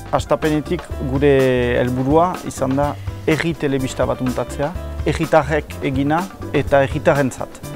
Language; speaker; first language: Basque; native; Basque